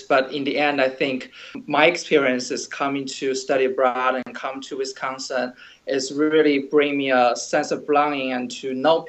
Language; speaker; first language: English; non-native, fluent; Chinese